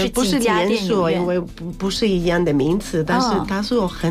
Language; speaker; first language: Chinese; non-native, fluent; Spanish